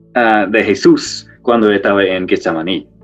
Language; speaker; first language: Spanish; non-native, fluent; English